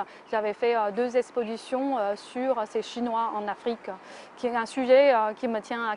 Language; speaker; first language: French; non-native, fluent; Chinese